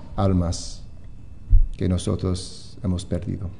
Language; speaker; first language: Spanish; non-native, fluent; English